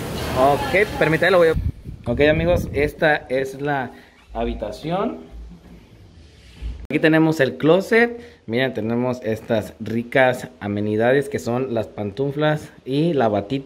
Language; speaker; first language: Spanish; native; Spanish